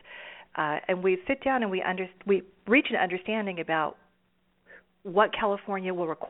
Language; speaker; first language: English; native; English